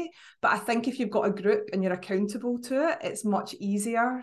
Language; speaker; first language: English; native; English